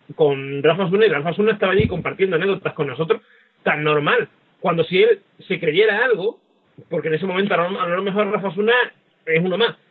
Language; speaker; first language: Spanish; native; Spanish